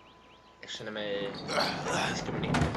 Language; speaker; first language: Swedish; native; Swedish